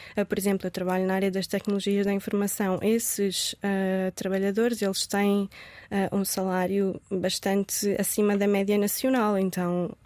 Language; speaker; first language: Portuguese; early bilingual, other home language; Romanian